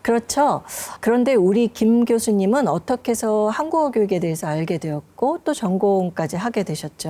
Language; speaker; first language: Korean; native; Korean